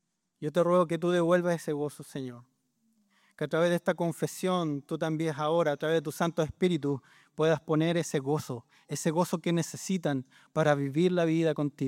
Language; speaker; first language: Spanish; native; Spanish